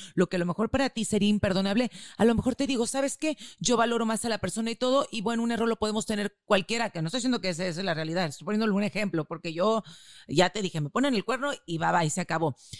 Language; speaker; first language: Spanish; native; Spanish